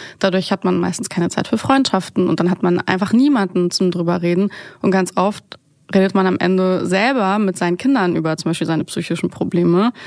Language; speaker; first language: German; early bilingual, other home language; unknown